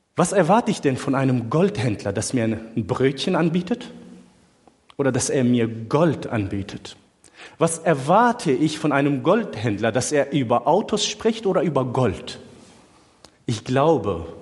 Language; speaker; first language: German; non-native, fluent; Arabic